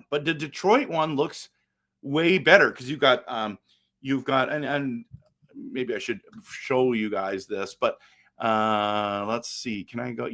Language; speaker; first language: English; native; English